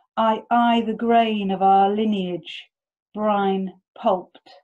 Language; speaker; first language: English; native; English